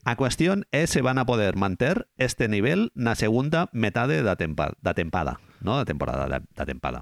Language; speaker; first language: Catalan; native; Catalan